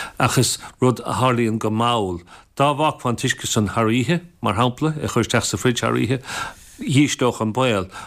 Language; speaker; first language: Irish; native; Irish